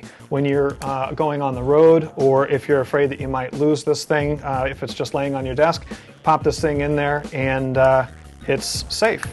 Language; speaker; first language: English; native; English